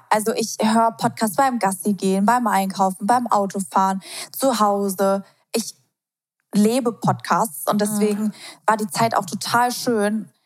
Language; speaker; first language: German; native; German